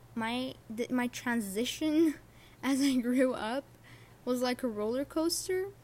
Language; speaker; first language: English; non-native, fluent; Arabic